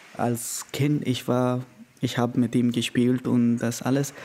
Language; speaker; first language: German; non-native, learner; Konkani